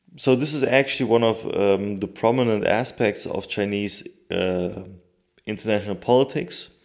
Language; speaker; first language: English; non-native, fluent; Turkish